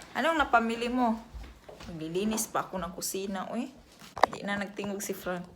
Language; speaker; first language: Filipino; non-native, local second language; Cebuano